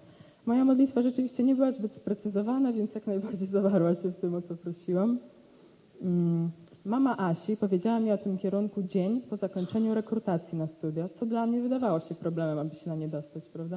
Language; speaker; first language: Polish; native; Polish